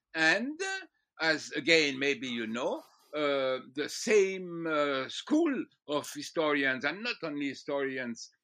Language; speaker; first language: English; non-native, fluent; French